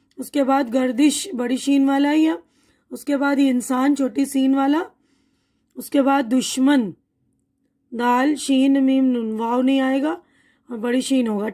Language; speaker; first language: Urdu; native; Urdu